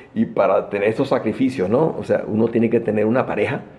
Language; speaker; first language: Spanish; native; Spanish